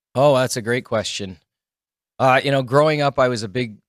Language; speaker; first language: English; native; English